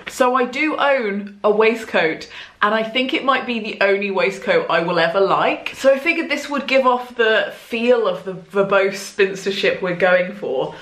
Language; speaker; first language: English; native; English